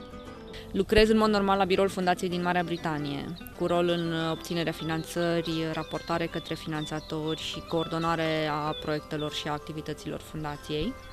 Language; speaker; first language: Romanian; native; Romanian